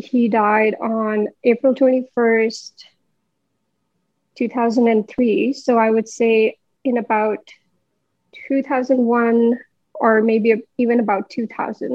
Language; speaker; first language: English; non-native, local second language; Hindi